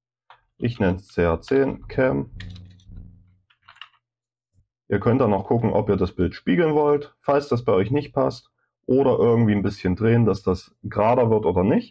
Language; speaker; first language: German; native; German